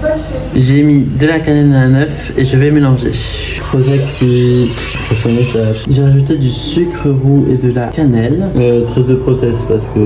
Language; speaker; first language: French; native; French